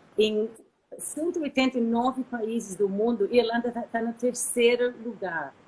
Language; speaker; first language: Portuguese; non-native, fluent; English